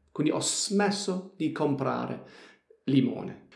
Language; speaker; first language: Italian; non-native, fluent; English